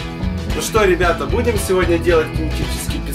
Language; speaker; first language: Russian; native; Russian